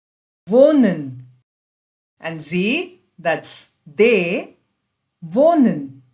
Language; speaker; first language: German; non-native, fluent; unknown